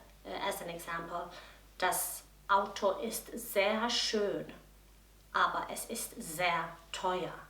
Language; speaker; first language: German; non-native, fluent; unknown